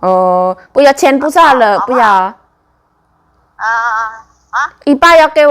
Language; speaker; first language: Chinese; non-native, learner; Javanese